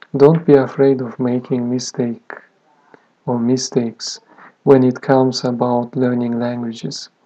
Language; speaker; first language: English; non-native, fluent; Kazakh